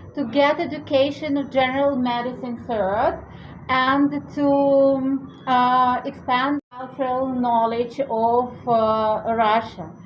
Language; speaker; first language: English; non-native, fluent; Russian